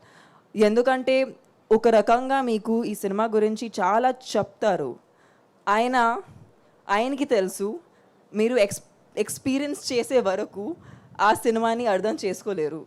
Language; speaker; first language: Telugu; non-native, local second language; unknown